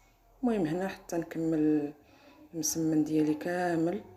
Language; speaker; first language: Arabic; native; Arabic